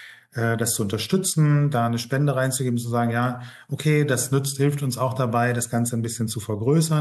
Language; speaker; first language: German; native; German